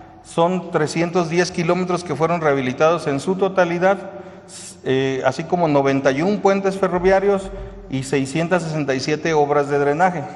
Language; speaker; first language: Spanish; native; Spanish